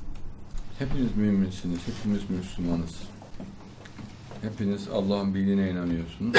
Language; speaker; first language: Turkish; native; Turkish